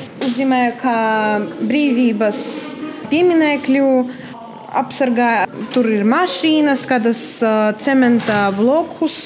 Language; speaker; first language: Latvian; non-native, local second language; Russian